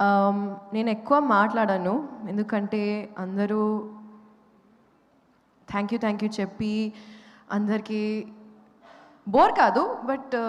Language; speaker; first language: Telugu; non-native, local second language; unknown